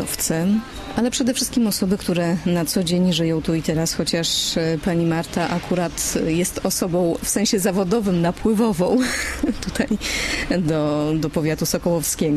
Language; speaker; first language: Polish; native; Polish